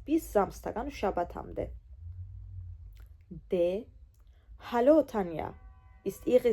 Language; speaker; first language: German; non-native, fluent; Georgian